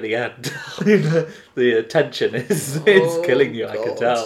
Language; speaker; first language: English; native; English